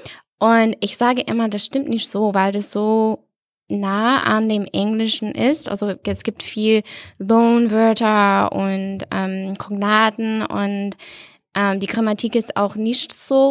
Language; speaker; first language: German; non-native, fluent; English